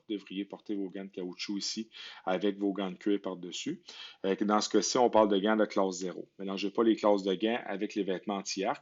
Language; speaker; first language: French; native; French